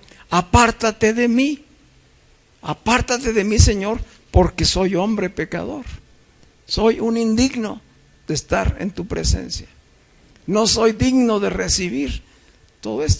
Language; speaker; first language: Spanish; native; Spanish